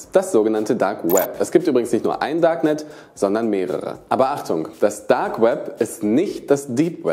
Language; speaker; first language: German; native; German